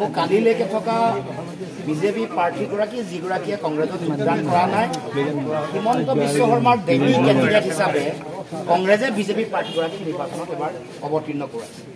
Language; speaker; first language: Assamese; native; Assamese